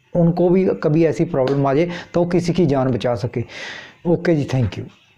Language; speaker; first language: Hindi; non-native, local second language; Punjabi